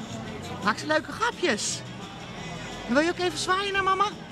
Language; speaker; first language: Dutch; native; Dutch